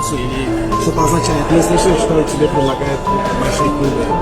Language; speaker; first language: Russian; non-native, learner; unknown